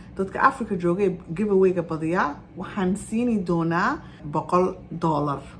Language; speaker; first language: Somali; early bilingual, heritage; Somali